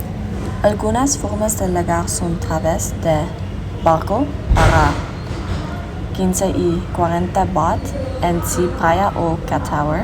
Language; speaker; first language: Spanish; non-native, learner; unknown